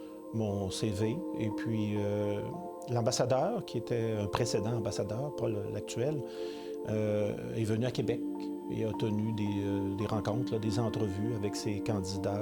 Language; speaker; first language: French; native; French